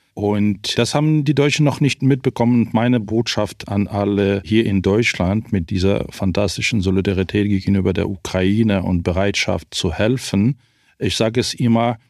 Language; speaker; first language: German; non-native, fluent; Ukrainian